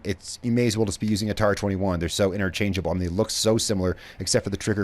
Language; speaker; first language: English; native; English